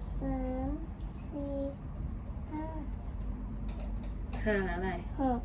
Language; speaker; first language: Thai; native; Thai